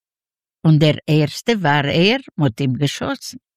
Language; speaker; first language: German; non-native, learner; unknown